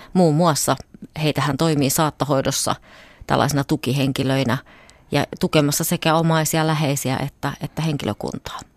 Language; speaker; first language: Finnish; native; Finnish